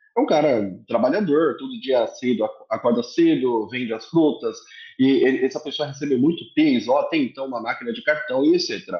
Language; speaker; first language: Portuguese; early bilingual, other home language; Korean